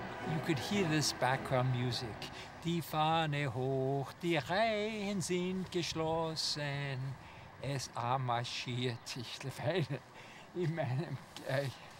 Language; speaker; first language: German; early bilingual, heritage; German